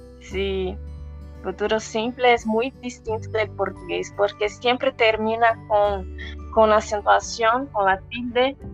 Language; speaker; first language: Spanish; non-native, fluent; Portuguese